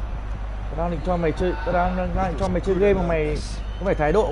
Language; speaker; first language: Vietnamese; native; Vietnamese